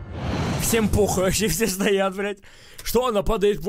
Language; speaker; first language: Russian; native; Russian